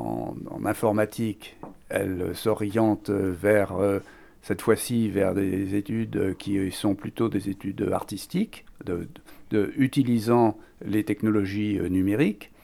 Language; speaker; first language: French; native; French